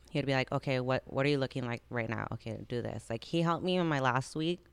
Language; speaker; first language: English; native; English